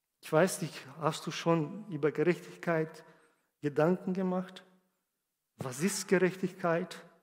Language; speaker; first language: German; non-native, fluent; Portuguese